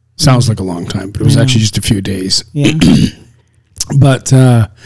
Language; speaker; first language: English; native; English